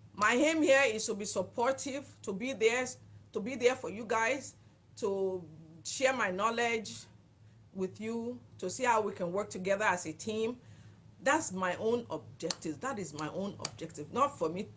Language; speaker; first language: English; non-native, local second language; Yoruba